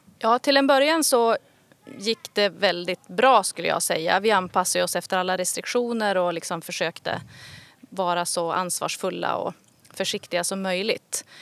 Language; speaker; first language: Swedish; native; Swedish